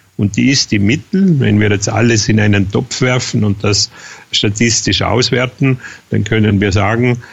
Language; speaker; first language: German; native; German